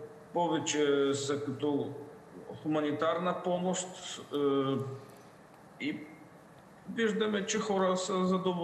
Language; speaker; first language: Bulgarian; non-native, fluent; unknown